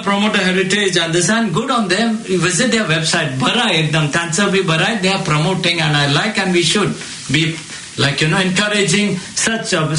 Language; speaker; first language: English; non-native, local second language; Marathi